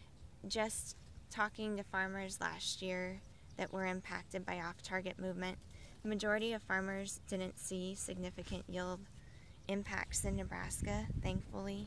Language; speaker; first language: English; native; English